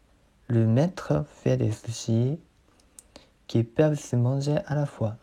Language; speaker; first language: French; non-native, learner; Japanese